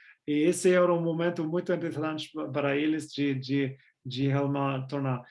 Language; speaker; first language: Portuguese; non-native, fluent; German